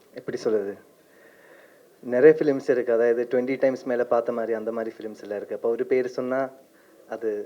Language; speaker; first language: Tamil; non-native, learner; Malayalam